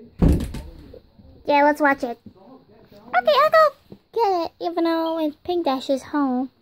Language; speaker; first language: English; native; English